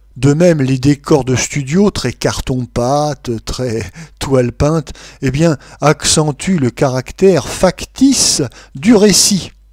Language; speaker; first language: French; native; French